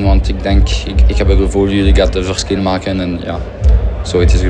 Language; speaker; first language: Dutch; non-native, fluent; French